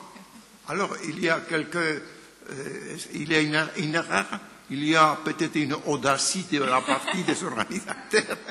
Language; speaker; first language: French; non-native, fluent; Spanish